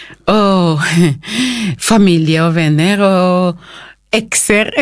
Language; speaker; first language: Norwegian; non-native, fluent; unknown